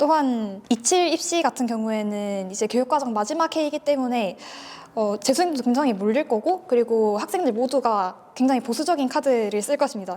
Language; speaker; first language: Korean; native; Korean